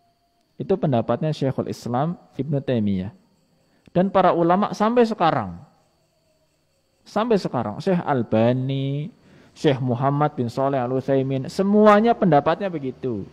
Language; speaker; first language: Indonesian; non-native, local second language; Javanese